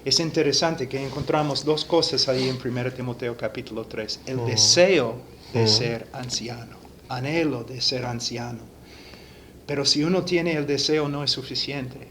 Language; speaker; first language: Spanish; non-native, fluent; English